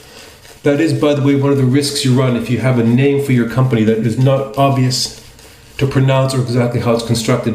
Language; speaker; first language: English; native; English